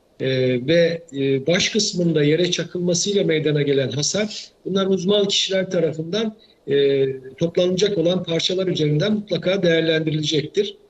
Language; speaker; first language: Turkish; native; Turkish